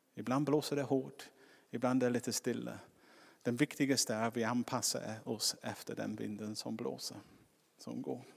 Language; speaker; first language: Swedish; non-native, fluent; English